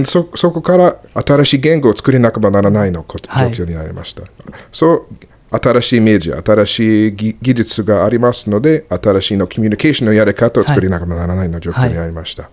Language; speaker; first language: Japanese; non-native, learner; English